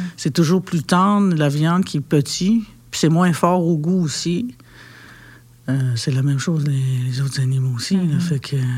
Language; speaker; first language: French; non-native, local second language; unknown